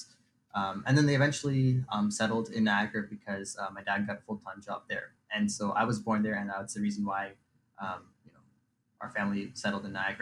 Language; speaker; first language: English; native; English